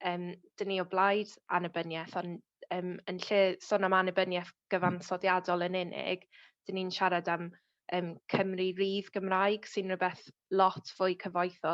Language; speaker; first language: Welsh; native; Welsh